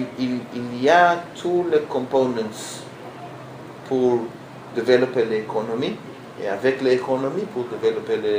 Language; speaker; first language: French; non-native, learner; Hebrew